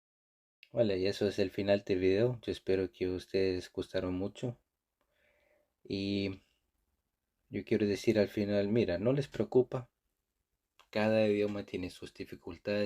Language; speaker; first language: Spanish; non-native, fluent; Icelandic